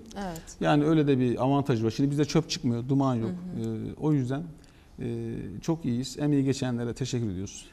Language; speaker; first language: Turkish; native; Turkish